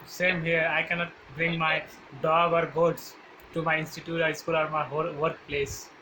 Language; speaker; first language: English; non-native, learner; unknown